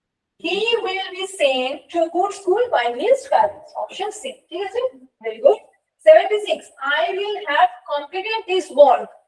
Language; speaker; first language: English; non-native, local second language; Bangla